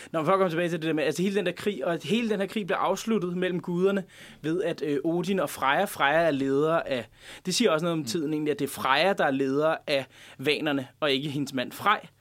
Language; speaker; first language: Danish; native; Danish